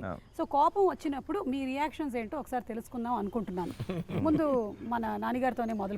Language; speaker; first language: Telugu; native; Telugu